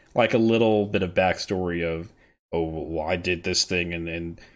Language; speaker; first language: English; native; English